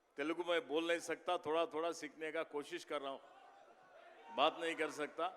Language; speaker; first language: Hindi; non-native, local second language; Kannada